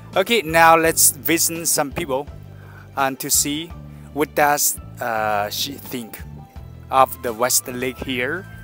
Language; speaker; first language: English; non-native, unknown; Chinese